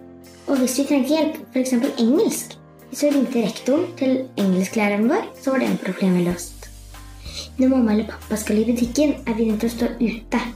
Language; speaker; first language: Norwegian; early bilingual, heritage; Norwegian